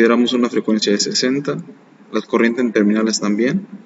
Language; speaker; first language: Spanish; native; Spanish